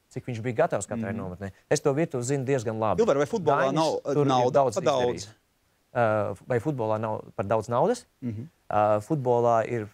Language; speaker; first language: Latvian; native; Latvian